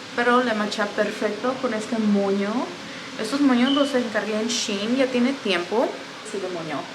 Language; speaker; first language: Spanish; early bilingual, other home language; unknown